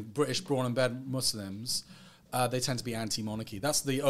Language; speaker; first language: English; native; English